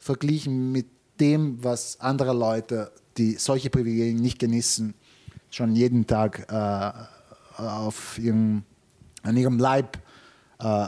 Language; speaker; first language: German; non-native, fluent; Italian